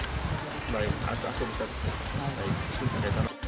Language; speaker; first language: Basque; non-native, learner; Spanish